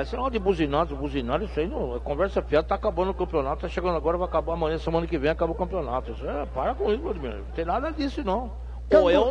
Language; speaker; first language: Portuguese; native; Portuguese